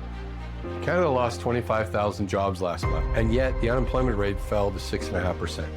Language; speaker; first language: English; native; English